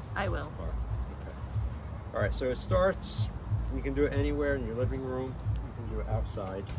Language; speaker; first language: English; native; English